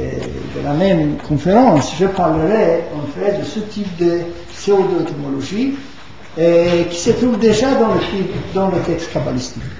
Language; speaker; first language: French; non-native, fluent; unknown